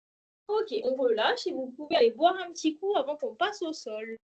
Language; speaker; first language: French; native; French